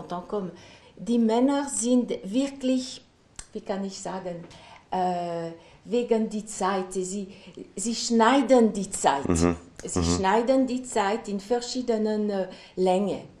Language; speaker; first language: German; non-native, local second language; French